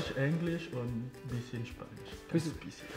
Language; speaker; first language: German; non-native, fluent; Ewe